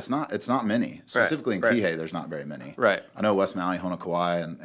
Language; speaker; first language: English; native; English